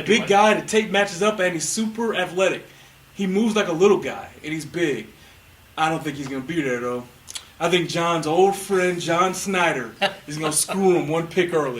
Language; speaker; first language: English; native; English